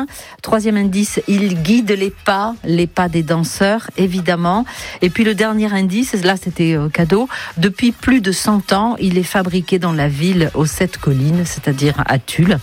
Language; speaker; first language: French; native; French